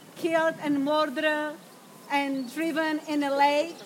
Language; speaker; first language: English; non-native, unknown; Czech